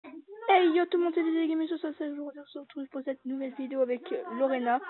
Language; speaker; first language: French; native; French